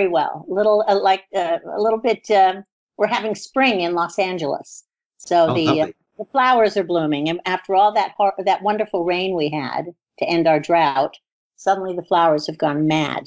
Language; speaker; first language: English; native; English